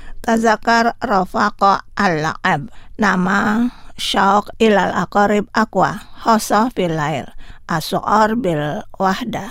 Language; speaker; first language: Arabic; non-native, fluent; Indonesian